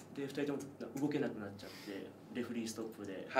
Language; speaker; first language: Japanese; native; Japanese